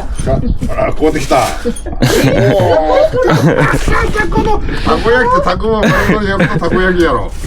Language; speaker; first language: Japanese; native; Japanese